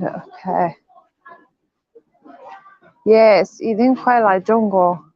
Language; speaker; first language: Chinese; non-native, learner; Afrikaans